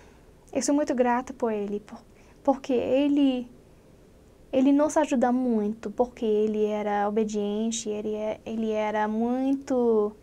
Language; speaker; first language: Portuguese; non-native, fluent; English